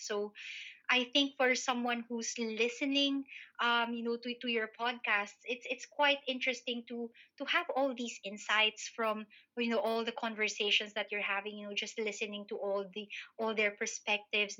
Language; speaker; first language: English; non-native, local second language; Filipino